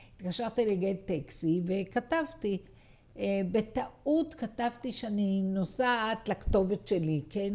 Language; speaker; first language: Hebrew; native; Hebrew